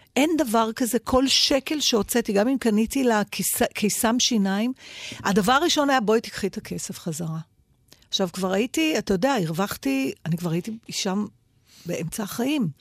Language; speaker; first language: Hebrew; native; Hebrew